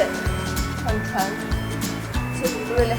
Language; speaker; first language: Chinese; non-native, fluent; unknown